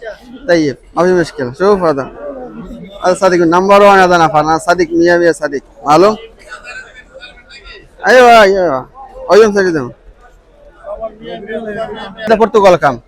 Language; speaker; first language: Arabic; non-native, learner; Bangla